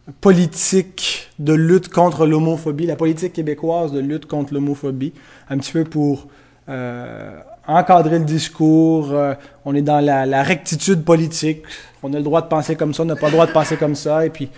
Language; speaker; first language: French; native; French